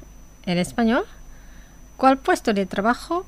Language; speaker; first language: Spanish; non-native, fluent; Indonesian